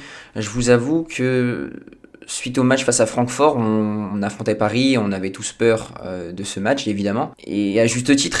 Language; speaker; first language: French; native; French